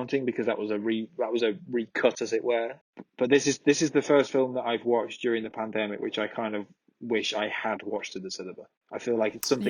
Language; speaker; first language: English; native; English